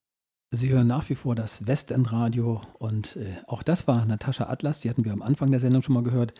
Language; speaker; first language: German; native; German